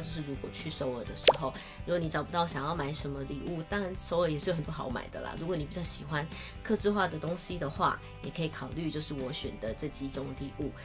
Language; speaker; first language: Chinese; native; Chinese